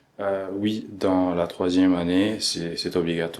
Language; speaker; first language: French; early bilingual, other home language; Arabic